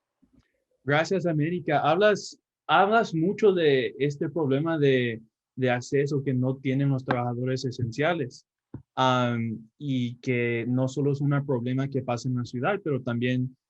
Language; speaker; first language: Spanish; early bilingual, heritage; Spanish